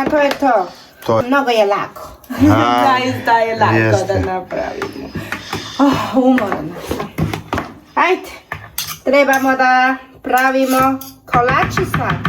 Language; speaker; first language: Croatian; non-native, learner; Chinese